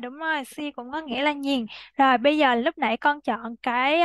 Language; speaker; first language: Vietnamese; native; Vietnamese